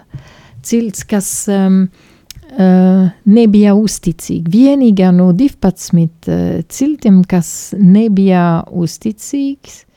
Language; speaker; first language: Latvian; non-native, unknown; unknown